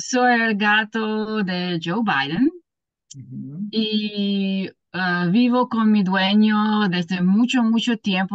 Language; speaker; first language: Spanish; non-native, learner; English